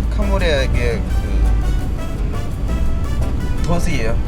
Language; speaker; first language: Korean; non-native, learner; Khmer